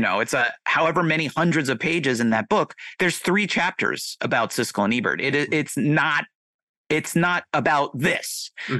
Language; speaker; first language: English; native; English